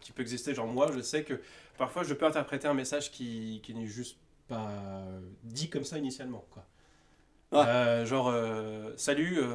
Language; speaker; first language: French; native; French